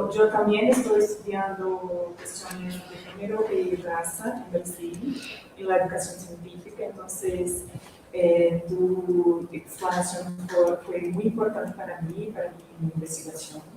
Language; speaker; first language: Spanish; non-native, fluent; Portuguese